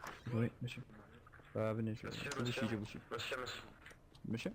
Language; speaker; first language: French; native; French